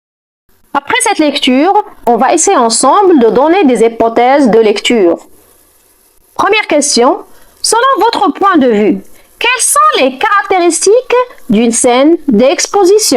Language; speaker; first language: French; non-native, fluent; Arabic